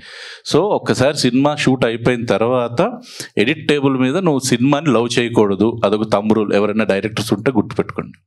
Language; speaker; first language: Telugu; native; Telugu